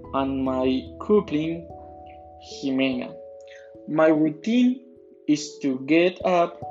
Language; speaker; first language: English; non-native, learner; Spanish